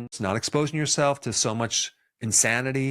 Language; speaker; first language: English; native; English